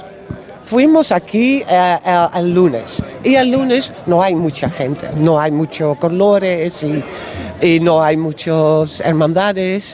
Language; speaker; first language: Spanish; non-native, learner; Dutch